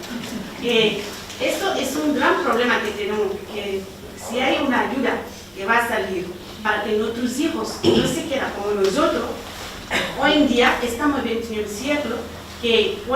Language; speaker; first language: Spanish; non-native, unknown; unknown